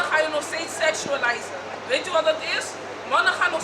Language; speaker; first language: Dutch; native; Dutch